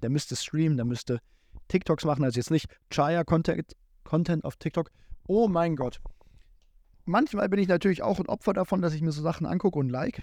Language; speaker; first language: German; native; German